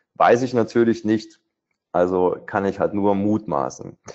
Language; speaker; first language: German; native; German